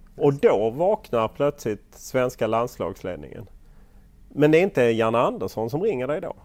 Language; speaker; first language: Swedish; native; Swedish